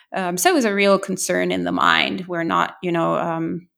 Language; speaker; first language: English; non-native, fluent; Italian